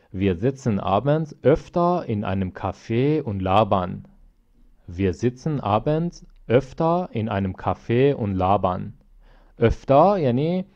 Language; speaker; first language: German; non-native, fluent; Persian